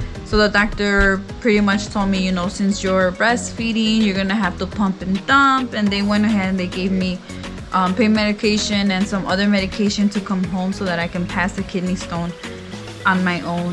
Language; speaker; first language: English; early bilingual, other home language; Spanish